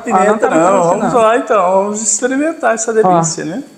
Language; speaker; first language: Portuguese; native; Portuguese